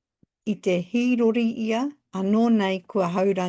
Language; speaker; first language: Māori; non-native, local second language; English